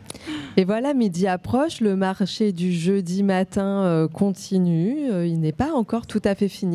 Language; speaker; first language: French; native; French